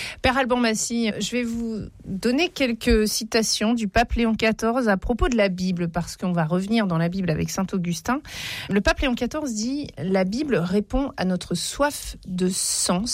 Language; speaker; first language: French; native; French